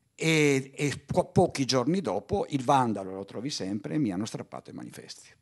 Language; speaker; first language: Italian; native; Italian